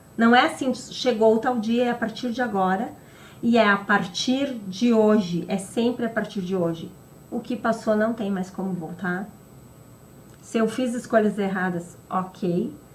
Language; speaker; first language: Portuguese; native; Portuguese